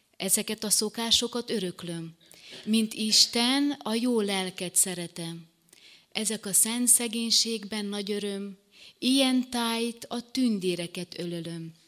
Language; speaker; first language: Hungarian; native; Hungarian